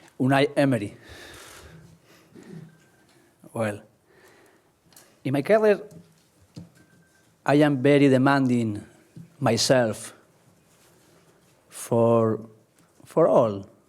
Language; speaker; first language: English; non-native, learner; Spanish